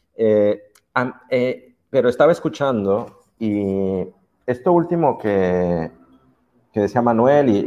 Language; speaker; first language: Spanish; native; Spanish